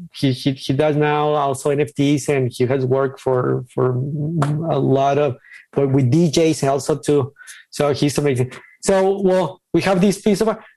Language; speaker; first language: English; non-native, fluent; Spanish